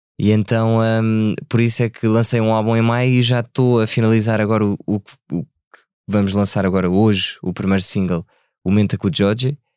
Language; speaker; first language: Portuguese; early bilingual, other home language; French